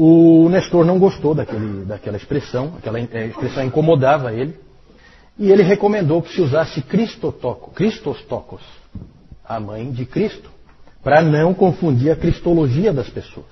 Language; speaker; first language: Portuguese; native; Portuguese